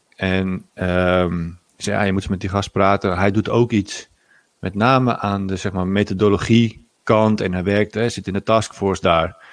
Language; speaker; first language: Dutch; native; Dutch